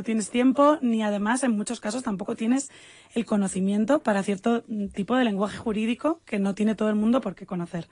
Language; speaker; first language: Spanish; native; Spanish